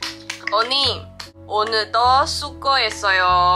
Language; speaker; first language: Korean; non-native, learner; Chinese